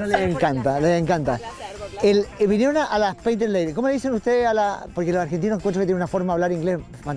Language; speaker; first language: Spanish; native; Spanish